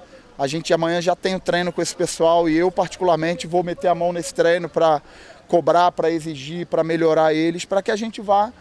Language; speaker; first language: Portuguese; native; Portuguese